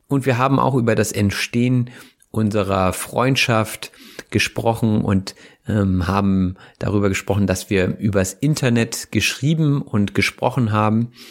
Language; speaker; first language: German; native; German